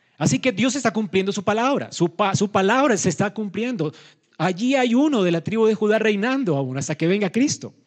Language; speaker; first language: Spanish; native; Spanish